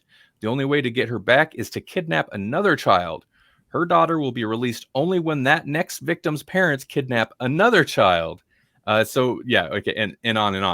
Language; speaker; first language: English; native; English